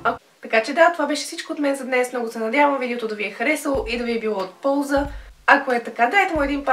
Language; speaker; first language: Bulgarian; native; Bulgarian